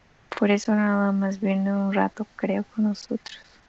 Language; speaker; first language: Spanish; native; Spanish